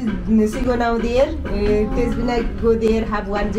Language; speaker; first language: English; non-native, learner; Nepali